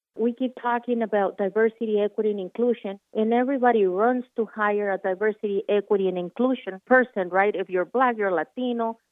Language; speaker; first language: English; non-native, fluent; Spanish